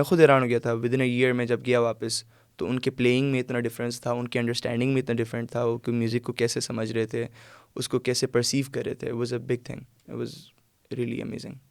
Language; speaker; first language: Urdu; non-native, local second language; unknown